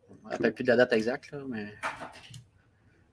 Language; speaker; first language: French; native; French